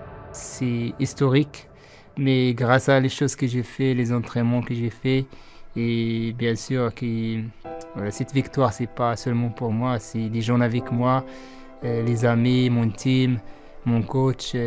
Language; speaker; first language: French; non-native, local second language; Arabic